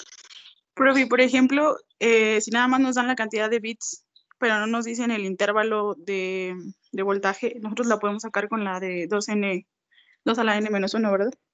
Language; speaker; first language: Spanish; native; Spanish